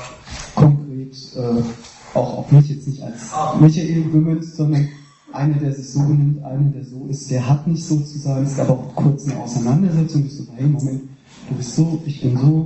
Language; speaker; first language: German; native; German